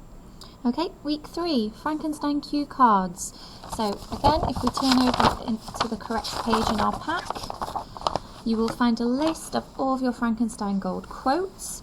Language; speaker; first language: English; native; English